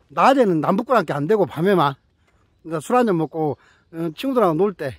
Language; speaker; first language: Korean; native; Korean